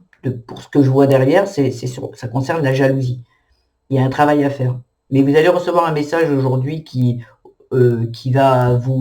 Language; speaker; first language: French; native; French